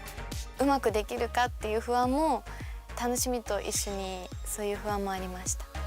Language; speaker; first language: Japanese; native; Japanese